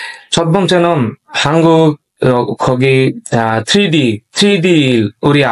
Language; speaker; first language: Korean; non-native, learner; Bangla